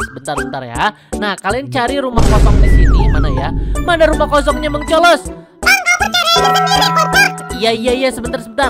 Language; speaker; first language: Indonesian; native; Indonesian